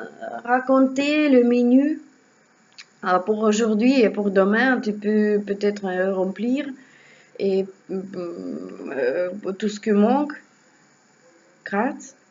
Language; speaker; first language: French; non-native, learner; Russian